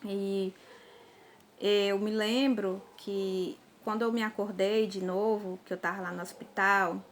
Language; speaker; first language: Portuguese; native; Portuguese